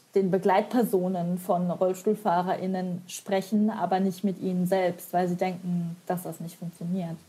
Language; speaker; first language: German; native; German